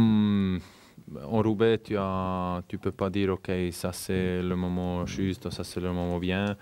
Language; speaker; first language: French; non-native, fluent; German